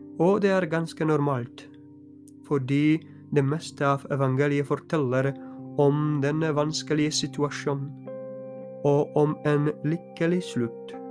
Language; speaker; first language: Norwegian; non-native, fluent; Polish